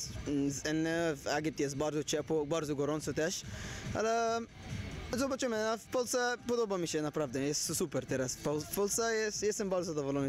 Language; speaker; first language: Polish; non-native, learner; Arabic